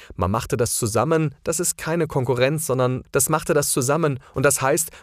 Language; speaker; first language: German; native; German